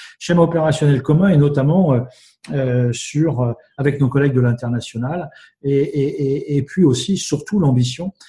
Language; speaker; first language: French; native; French